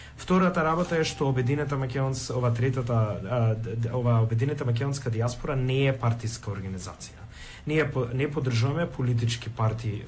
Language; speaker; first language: Macedonian; early bilingual, heritage; Macedonian